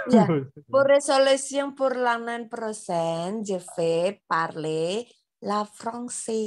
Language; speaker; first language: French; non-native, learner; Indonesian